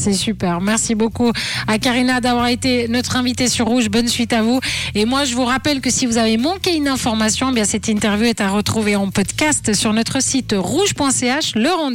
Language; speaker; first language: French; early bilingual, other home language; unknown